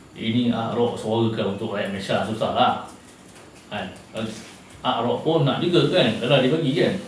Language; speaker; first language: Malay; native; Malay